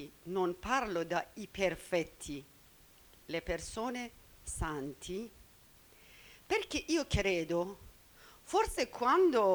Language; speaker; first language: Italian; non-native, learner; Persian